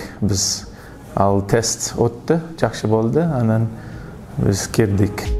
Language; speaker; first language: Kyrgyz; non-native, learner; English